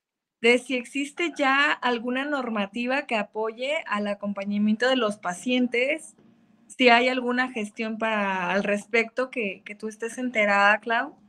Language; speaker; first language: Spanish; native; Spanish